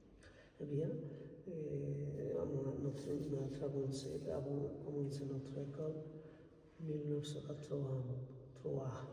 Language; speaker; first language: French; non-native, fluent; Bangla